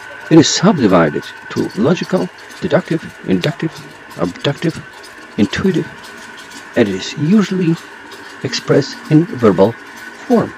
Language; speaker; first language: English; non-native, fluent; Polish